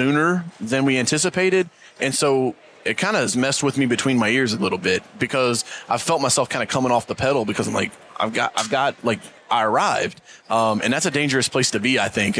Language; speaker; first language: English; native; English